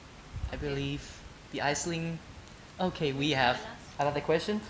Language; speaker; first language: English; non-native, fluent; Thai